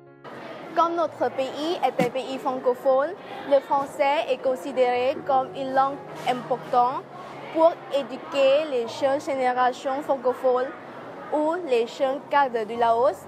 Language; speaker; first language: French; non-native, fluent; Lao